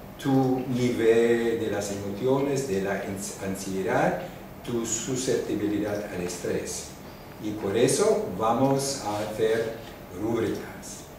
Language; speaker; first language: Spanish; non-native, fluent; German